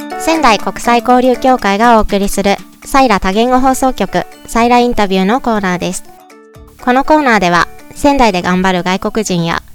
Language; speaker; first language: Japanese; native; Japanese